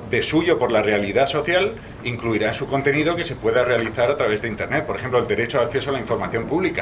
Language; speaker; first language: Spanish; native; Spanish